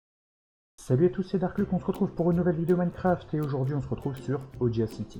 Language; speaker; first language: French; native; French